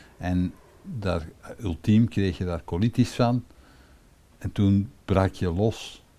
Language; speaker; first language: Dutch; native; Dutch